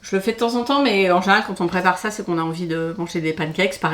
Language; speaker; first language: French; native; French